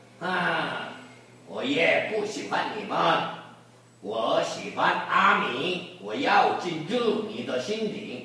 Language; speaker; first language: Chinese; non-native, learner; Korean